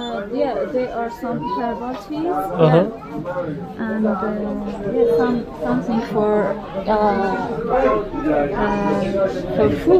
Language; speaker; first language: English; non-native, learner; Persian